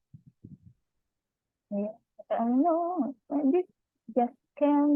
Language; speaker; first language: English; non-native, learner; Indonesian